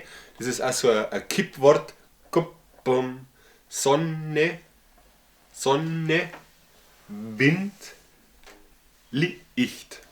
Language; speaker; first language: German; native; German